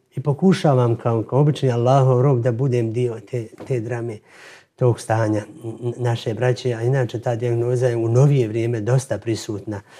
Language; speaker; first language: Bosnian; native; Bosnian